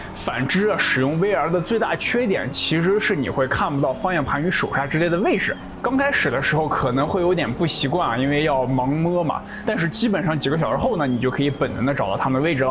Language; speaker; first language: Chinese; native; Chinese